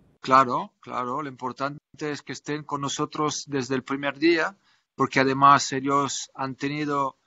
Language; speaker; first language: Spanish; non-native, fluent; French